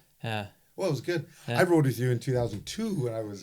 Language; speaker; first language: English; native; English